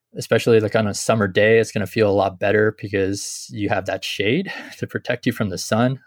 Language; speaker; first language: English; native; English